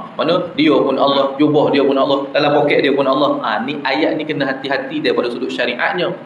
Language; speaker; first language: Malay; native; Malay